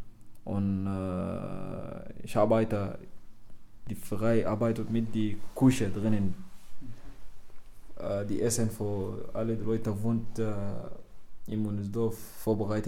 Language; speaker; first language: German; non-native, learner; Arabic